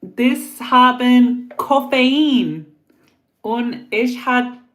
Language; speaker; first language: German; non-native, learner; English